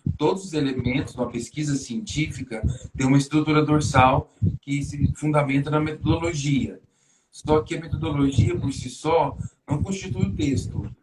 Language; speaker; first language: Portuguese; native; Portuguese